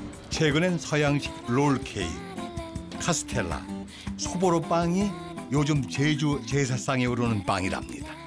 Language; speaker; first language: Korean; native; Korean